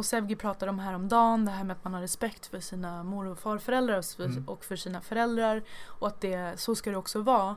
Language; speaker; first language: Swedish; native; Swedish